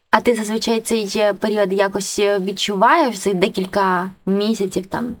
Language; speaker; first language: Ukrainian; native; Ukrainian